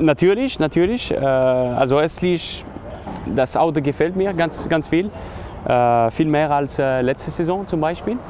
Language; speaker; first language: German; non-native, local second language; French